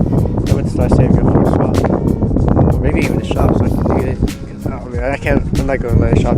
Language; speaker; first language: English; native; English